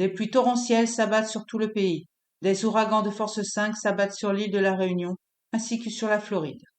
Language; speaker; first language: French; native; French